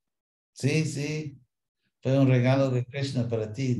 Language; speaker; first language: Spanish; non-native, fluent; English